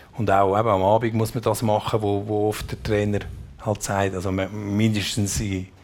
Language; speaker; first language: German; native; German